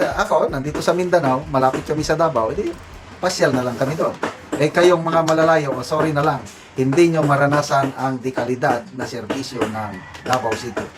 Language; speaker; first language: Filipino; non-native, local second language; Cebuano